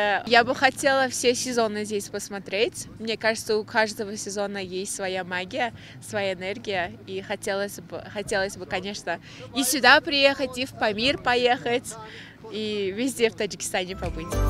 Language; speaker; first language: Russian; non-native, local second language; Uzbek